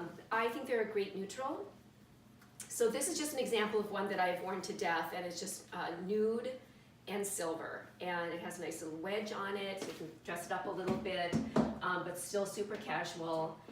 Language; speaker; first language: English; native; English